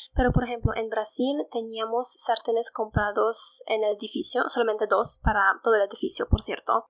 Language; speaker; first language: Spanish; non-native, fluent; Polish